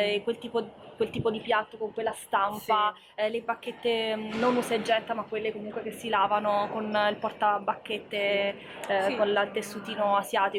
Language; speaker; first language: Italian; native; Italian